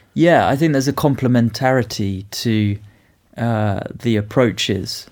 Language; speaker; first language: English; native; English